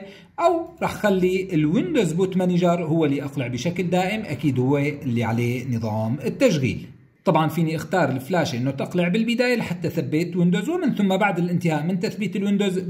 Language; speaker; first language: Arabic; native; Arabic